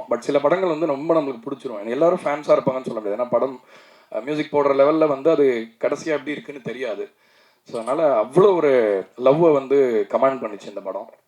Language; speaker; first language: Tamil; native; Tamil